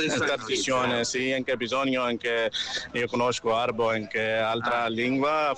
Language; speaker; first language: Italian; non-native, learner; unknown